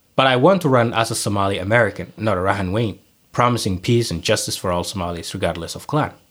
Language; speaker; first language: English; non-native, fluent; Somali